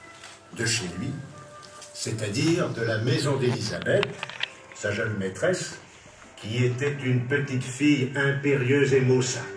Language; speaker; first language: French; native; French